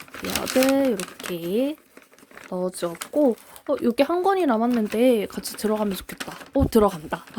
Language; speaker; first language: Korean; native; Korean